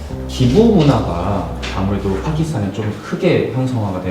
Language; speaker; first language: Korean; native; Korean